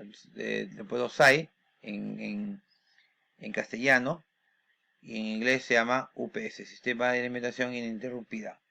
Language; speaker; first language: Spanish; native; Spanish